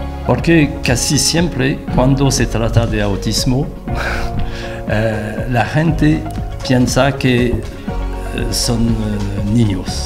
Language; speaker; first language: Spanish; non-native, fluent; French